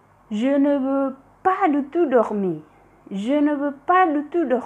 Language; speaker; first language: French; non-native, fluent; Indonesian